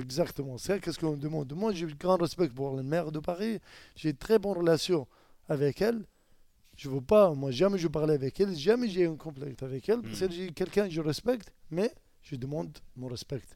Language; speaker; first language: French; non-native, learner; Arabic